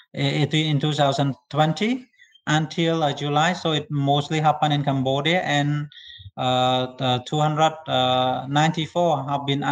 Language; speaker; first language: English; non-native, learner; Khmer